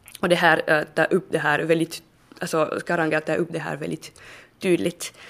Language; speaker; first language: Swedish; non-native, fluent; French